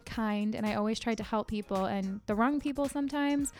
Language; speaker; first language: English; native; English